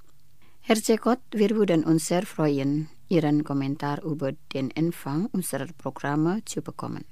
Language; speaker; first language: German; non-native, fluent; Indonesian